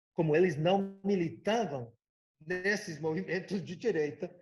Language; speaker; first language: Portuguese; non-native, fluent; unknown